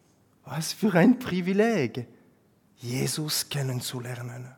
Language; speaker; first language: German; non-native, fluent; French